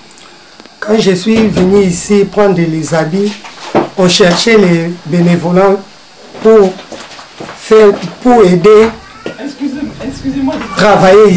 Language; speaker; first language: French; non-native, learner; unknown